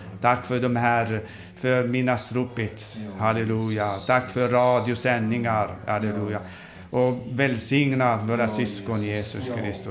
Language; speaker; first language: Swedish; non-native, fluent; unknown